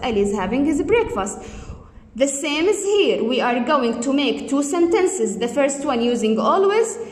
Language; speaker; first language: English; non-native, fluent; Arabic